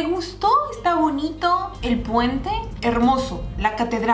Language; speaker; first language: Spanish; native; Spanish